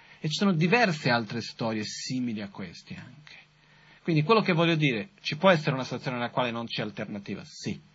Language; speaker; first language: Italian; non-native, fluent; Portuguese